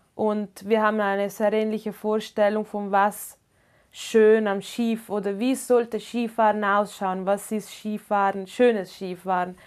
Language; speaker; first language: German; non-native, local second language; Ladin